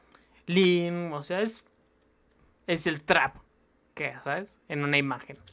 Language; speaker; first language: Spanish; native; Spanish